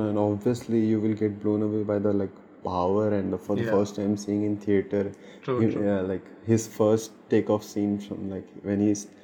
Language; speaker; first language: English; non-native, local second language; Hindi